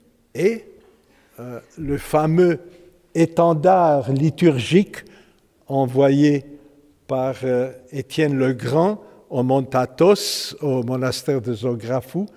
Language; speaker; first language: French; non-native, fluent; Romanian